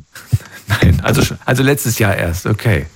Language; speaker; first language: German; native; German